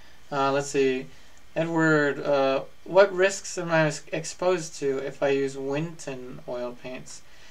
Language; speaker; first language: English; early bilingual, other home language; Spanish